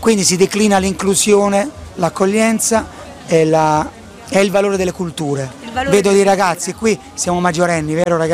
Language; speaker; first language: Italian; native; Italian